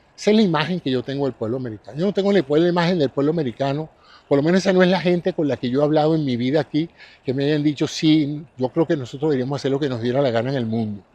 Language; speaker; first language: Spanish; native; Spanish